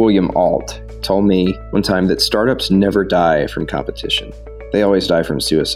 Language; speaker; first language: English; native; English